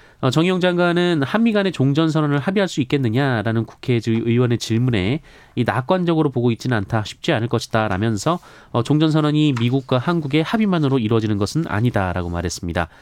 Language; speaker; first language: Korean; native; Korean